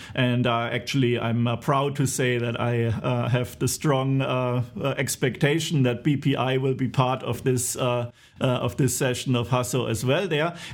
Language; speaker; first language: English; non-native, fluent; German